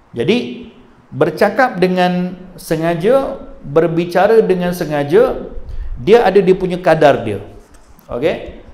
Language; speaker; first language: Malay; native; Malay